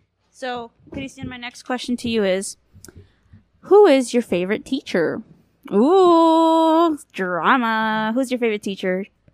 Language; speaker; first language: English; native; English